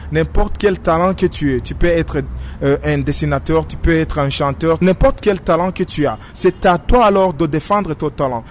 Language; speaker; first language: French; non-native, local second language; Rundi